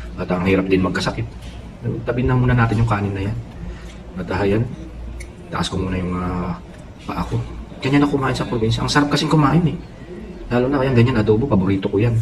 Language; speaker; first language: Filipino; non-native, local second language; Pampanga